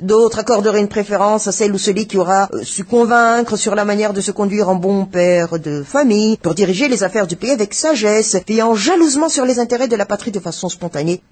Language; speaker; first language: French; non-native, local second language; Malagasy